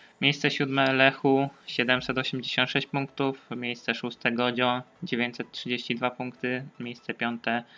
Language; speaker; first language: Polish; native; Polish